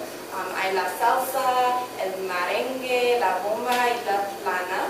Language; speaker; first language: Spanish; non-native, learner; English